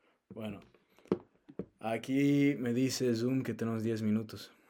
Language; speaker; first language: Spanish; non-native, fluent; English